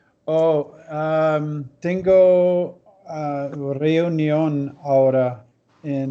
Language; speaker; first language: Spanish; non-native, learner; English